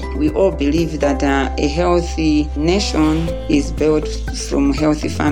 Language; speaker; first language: English; non-native, local second language; Nyanja